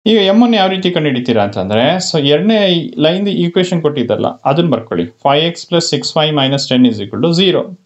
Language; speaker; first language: English; non-native, local second language; Kannada